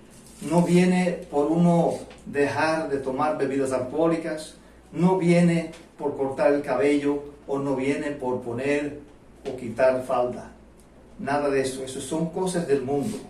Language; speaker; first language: Spanish; non-native, fluent; Portuguese